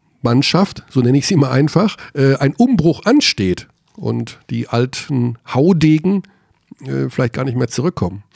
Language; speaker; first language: German; native; German